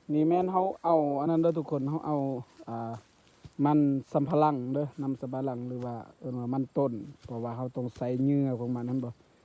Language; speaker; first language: Lao; non-native, local second language; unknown